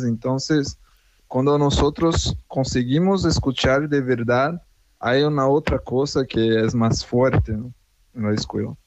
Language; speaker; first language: Spanish; non-native, fluent; Portuguese